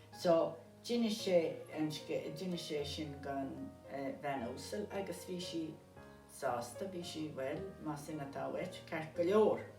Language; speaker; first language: Irish; native; Irish